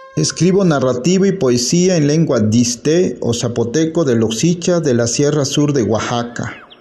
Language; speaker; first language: Spanish; non-native, local second language; Zapotec